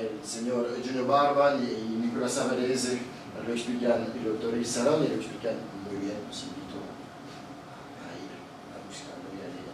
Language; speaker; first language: Spanish; non-native, fluent; Italian